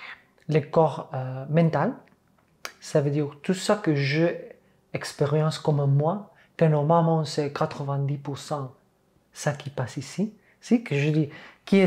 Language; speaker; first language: French; non-native, fluent; Catalan